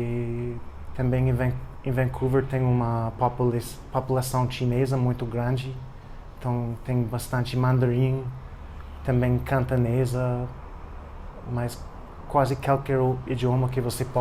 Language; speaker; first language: Portuguese; non-native, fluent; English